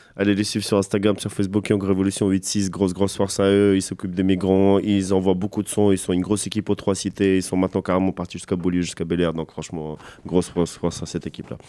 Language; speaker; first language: French; native; French